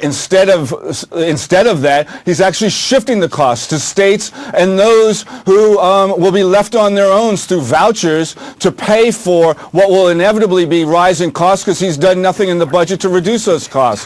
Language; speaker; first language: English; native; English